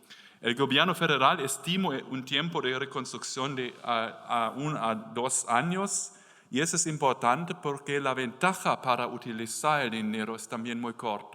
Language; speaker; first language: Spanish; non-native, learner; German